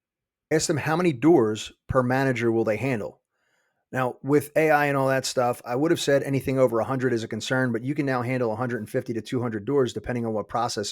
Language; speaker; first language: English; native; English